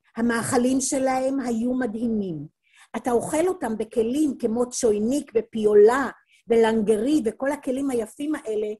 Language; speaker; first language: Hebrew; native; Hebrew